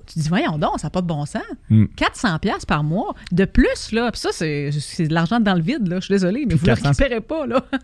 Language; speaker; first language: French; native; French